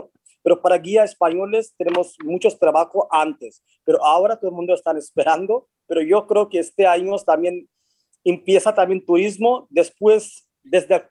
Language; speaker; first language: Spanish; non-native, fluent; Hindi